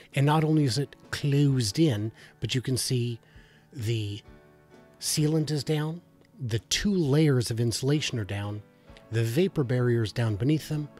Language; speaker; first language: English; native; English